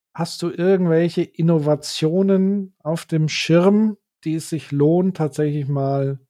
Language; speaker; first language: German; native; German